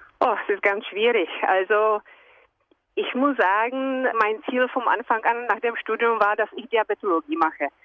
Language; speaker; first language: German; non-native, fluent; Czech